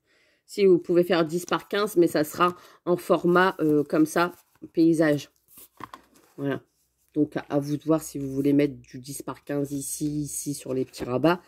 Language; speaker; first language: French; native; French